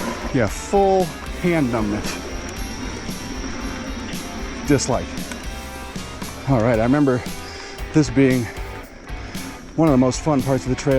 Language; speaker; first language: English; native; English